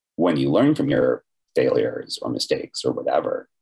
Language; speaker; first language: English; native; English